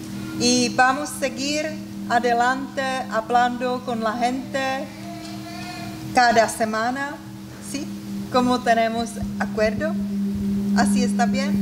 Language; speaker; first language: Spanish; non-native, learner; Czech